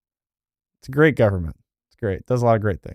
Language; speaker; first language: English; native; English